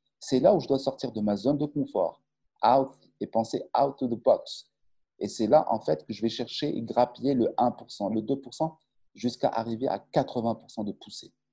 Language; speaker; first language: French; non-native, local second language; Arabic